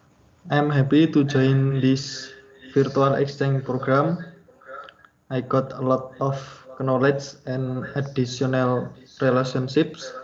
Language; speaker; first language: English; non-native, learner; Indonesian